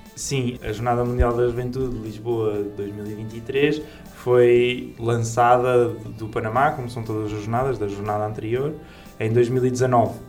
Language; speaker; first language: Portuguese; native; Portuguese